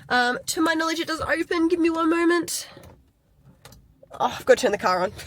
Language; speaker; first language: English; native; English